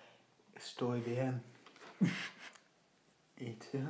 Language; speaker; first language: Spanish; non-native, learner; English